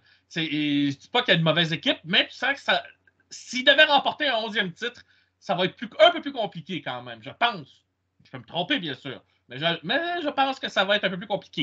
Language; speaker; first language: French; native; French